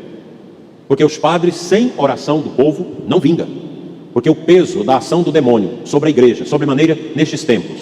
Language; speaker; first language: Portuguese; native; Portuguese